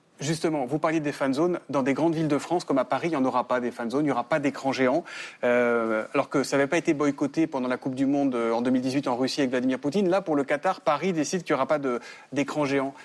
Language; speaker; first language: French; native; French